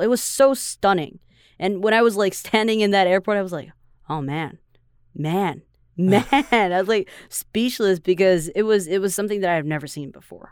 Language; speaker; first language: English; non-native, fluent; Chinese